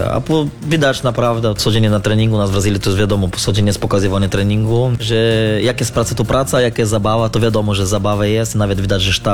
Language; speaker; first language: Polish; non-native, learner; Portuguese